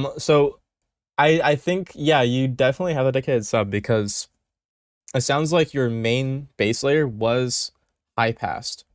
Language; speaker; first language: English; native; English